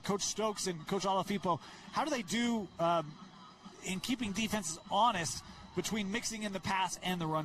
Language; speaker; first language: English; native; English